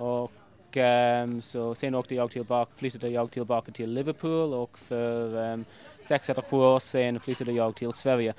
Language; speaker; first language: Swedish; non-native, fluent; English